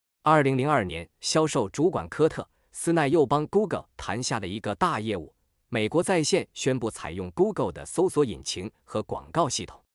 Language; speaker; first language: Chinese; native; Chinese